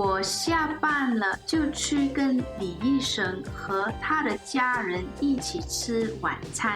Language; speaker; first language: Chinese; non-native, learner; English